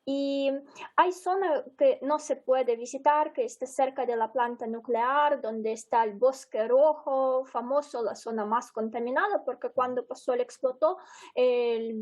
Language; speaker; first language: Spanish; non-native, fluent; Ukrainian